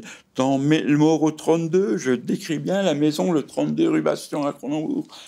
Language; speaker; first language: French; native; French